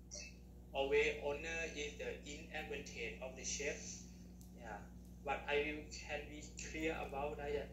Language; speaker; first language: English; non-native, learner; Thai